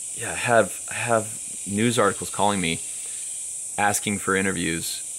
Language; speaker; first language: English; native; English